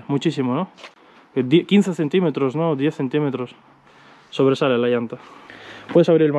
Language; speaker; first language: Spanish; native; Spanish